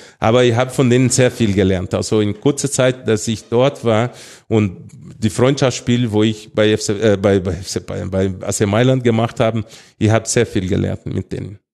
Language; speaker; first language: German; non-native, fluent; Portuguese